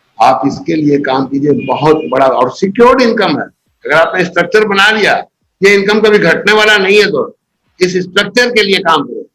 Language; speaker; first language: Hindi; native; Hindi